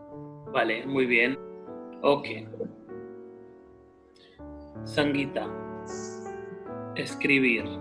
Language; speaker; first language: Spanish; non-native, fluent; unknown